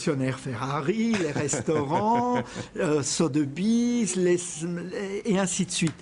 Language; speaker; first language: French; native; French